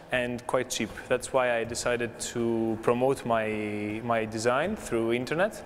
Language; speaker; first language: English; non-native, fluent; Greek